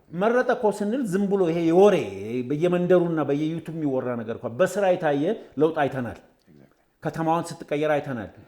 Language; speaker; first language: Amharic; native; Amharic